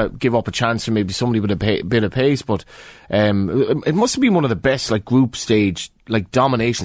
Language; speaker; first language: English; native; English